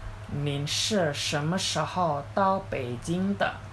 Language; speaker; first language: Chinese; non-native, learner; Indonesian